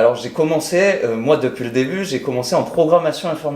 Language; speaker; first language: French; native; French